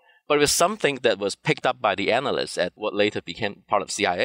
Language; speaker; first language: English; non-native, fluent; Cantonese